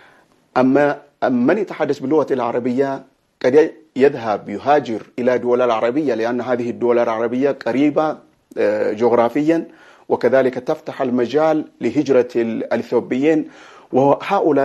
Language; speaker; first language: Arabic; non-native, fluent; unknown